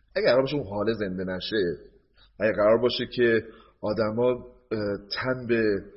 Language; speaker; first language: Persian; native; Persian